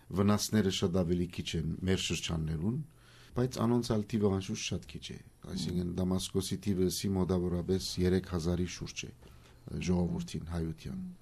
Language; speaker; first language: Armenian; early bilingual, heritage; Armenian